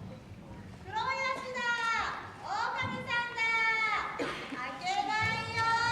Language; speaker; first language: Japanese; native; Japanese